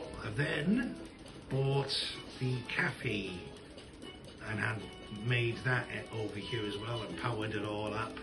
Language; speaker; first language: English; native; English